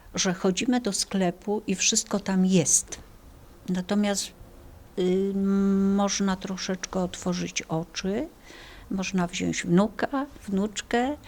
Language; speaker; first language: Polish; native; Polish